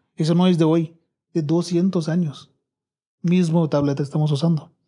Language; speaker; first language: Spanish; non-native, learner; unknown